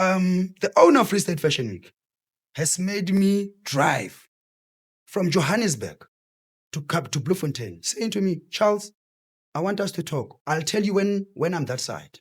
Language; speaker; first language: English; non-native, local second language; Southern Sotho